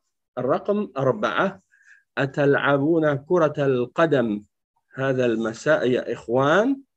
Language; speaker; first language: Arabic; non-native, fluent; French